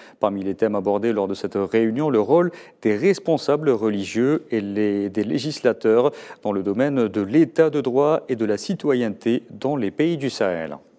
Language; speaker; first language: French; non-native, local second language; Arabic